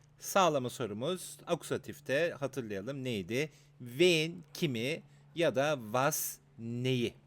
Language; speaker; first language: Turkish; native; Turkish